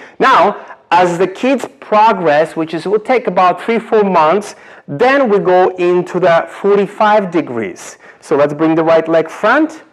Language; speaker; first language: English; non-native, fluent; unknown